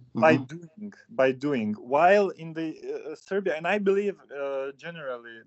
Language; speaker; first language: English; non-native, fluent; Serbian